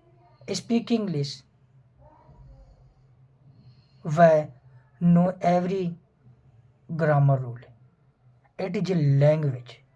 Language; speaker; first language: English; non-native, fluent; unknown